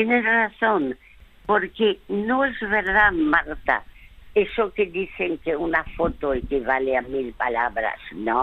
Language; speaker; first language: Spanish; non-native, fluent; French